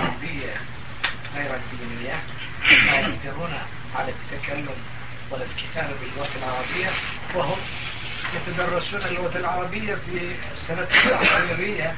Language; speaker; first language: Arabic; non-native, fluent; Turkish